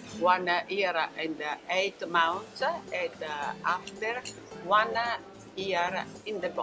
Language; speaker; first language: English; non-native, learner; Italian